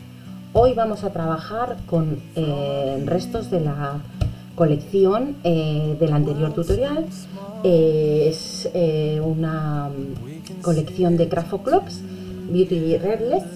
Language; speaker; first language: Spanish; native; Spanish